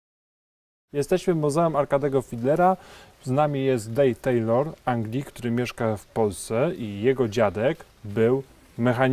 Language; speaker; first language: Polish; native; Polish